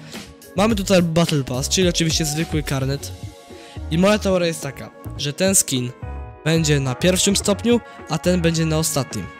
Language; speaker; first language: Polish; native; Polish